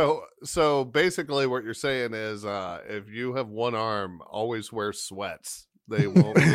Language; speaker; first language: English; native; English